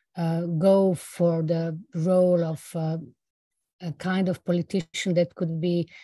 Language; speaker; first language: English; non-native, fluent; Slovenian